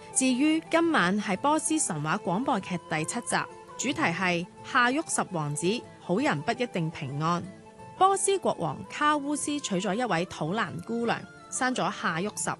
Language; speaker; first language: Chinese; non-native, local second language; Cantonese